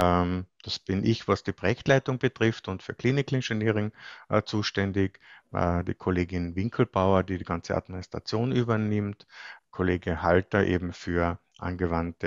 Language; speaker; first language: German; native; German